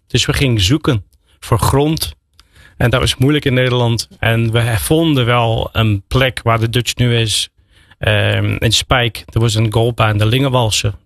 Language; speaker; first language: Dutch; non-native, fluent; English